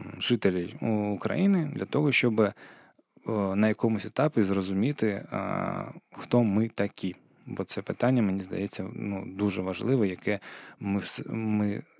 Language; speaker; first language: Ukrainian; non-native, local second language; Crimean Tatar